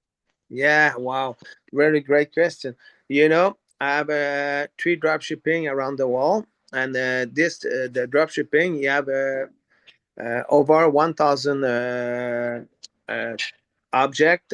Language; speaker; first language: English; non-native, learner; French